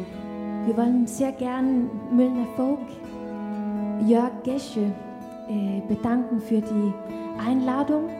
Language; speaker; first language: German; non-native, learner; Danish